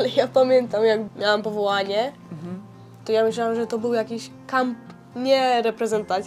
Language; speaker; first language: Polish; early bilingual, heritage; Polish